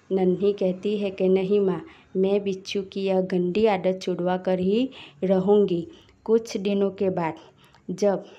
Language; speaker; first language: Hindi; non-native, local second language; Gujarati